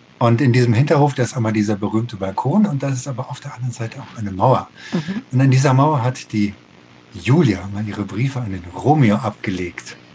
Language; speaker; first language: German; native; German